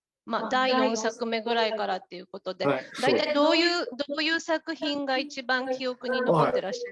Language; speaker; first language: Japanese; native; Japanese